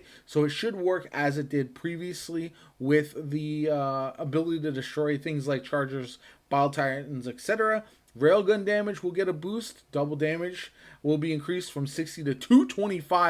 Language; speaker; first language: English; native; English